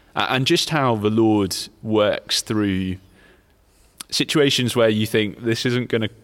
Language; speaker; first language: English; native; English